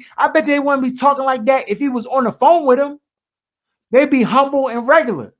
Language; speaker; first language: English; native; English